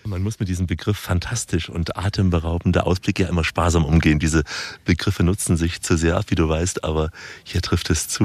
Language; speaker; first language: German; native; German